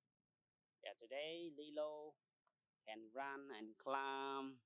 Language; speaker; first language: English; non-native, learner; Khmer